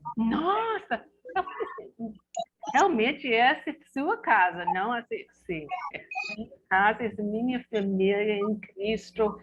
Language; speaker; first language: Portuguese; non-native, fluent; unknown